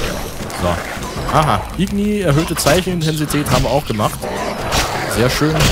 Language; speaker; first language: German; native; German